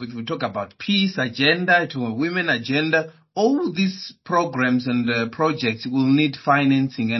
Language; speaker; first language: English; non-native, local second language; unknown